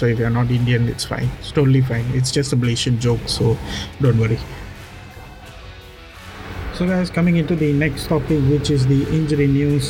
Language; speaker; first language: English; non-native, local second language; Tamil